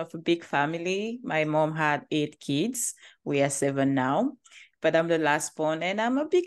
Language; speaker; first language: English; non-native, local second language; French